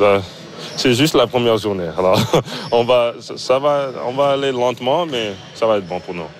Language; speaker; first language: French; non-native, learner; English